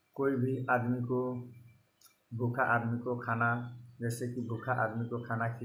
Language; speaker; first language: Hindi; non-native, local second language; Bhojpuri